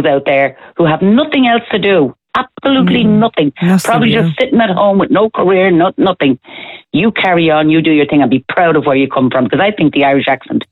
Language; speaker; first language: English; native; English